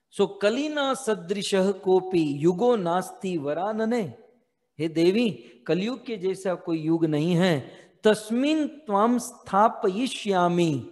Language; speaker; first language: Hindi; native; Hindi